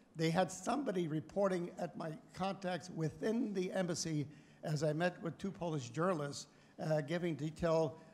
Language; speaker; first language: English; early bilingual, other home language; Polish